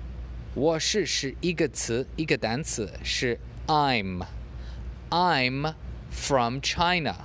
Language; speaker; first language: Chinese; non-native, learner; English